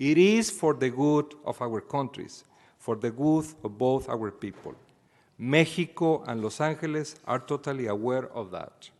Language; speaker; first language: English; non-native, fluent; Spanish